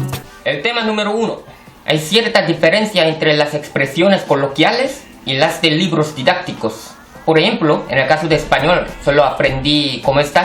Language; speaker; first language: Spanish; non-native, fluent; Korean